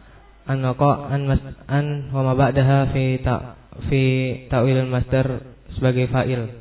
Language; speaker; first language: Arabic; non-native, learner; Indonesian